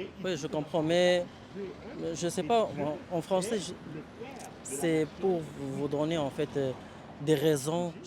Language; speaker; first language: French; non-native, learner; Arabic